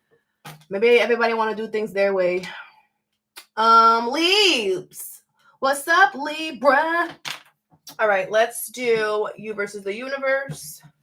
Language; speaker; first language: English; native; English